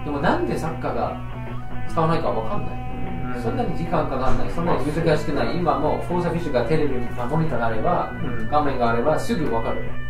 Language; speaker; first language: Japanese; non-native, fluent; English